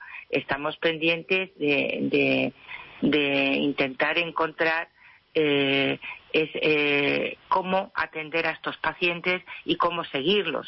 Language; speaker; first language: Spanish; native; Spanish